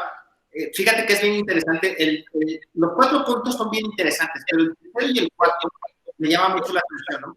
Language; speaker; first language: Spanish; native; Spanish